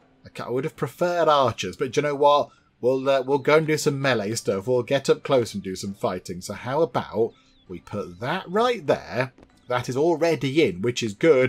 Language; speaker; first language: English; native; English